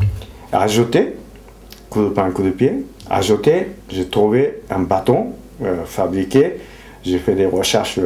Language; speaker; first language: French; non-native, fluent; Japanese